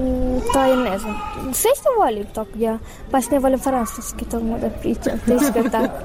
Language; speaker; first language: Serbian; non-native, learner; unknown